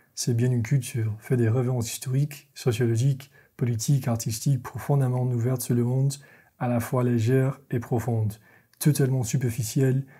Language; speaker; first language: French; non-native, fluent; English